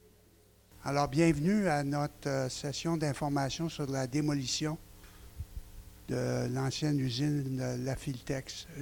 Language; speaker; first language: French; native; French